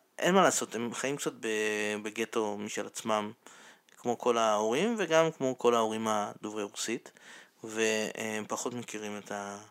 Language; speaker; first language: Hebrew; non-native, fluent; Russian